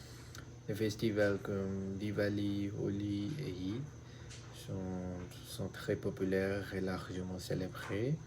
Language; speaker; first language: French; non-native, learner; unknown